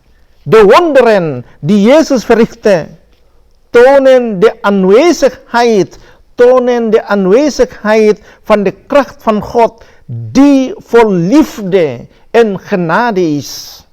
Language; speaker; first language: Dutch; non-native, fluent; Indonesian